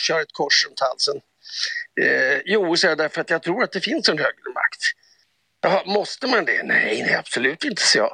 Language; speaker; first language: Swedish; native; Swedish